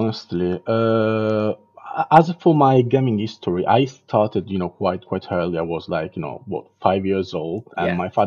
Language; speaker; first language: English; non-native, fluent; Italian